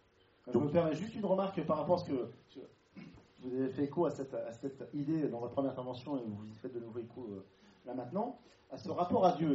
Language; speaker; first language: French; native; French